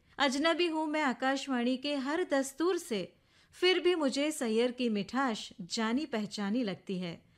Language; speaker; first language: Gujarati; native; Gujarati